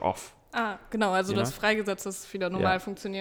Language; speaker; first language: German; native; German